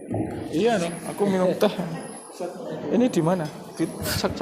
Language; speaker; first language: Indonesian; non-native, local second language; Javanese